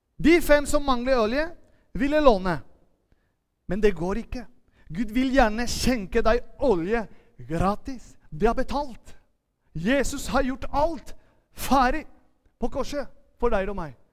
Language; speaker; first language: Norwegian; non-native, fluent; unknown